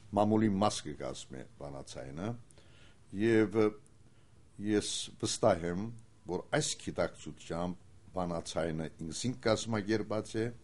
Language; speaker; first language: Armenian; native; Armenian